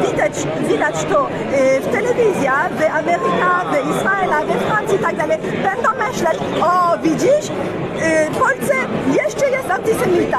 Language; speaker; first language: Polish; non-native, learner; French